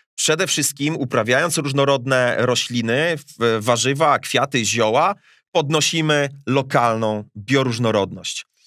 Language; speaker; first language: Polish; native; Polish